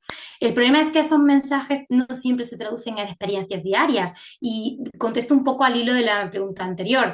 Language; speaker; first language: Spanish; native; Spanish